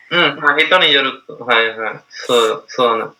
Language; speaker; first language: Japanese; non-native, learner; English